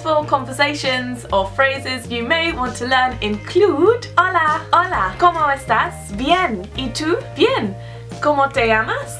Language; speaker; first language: Spanish; non-native, learner; English